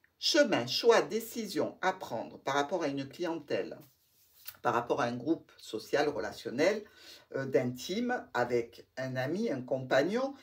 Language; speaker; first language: French; native; French